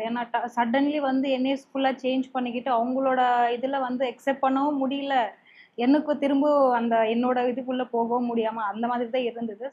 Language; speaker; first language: Tamil; non-native, fluent; Nepali